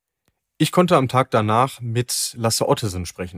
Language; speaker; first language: German; native; German